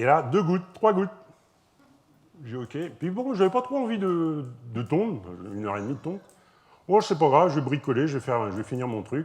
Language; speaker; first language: French; native; French